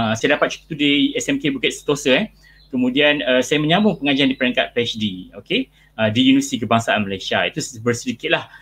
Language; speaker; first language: Malay; native; Malay